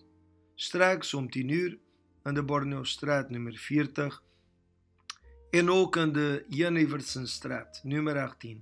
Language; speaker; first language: Dutch; non-native, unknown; Portuguese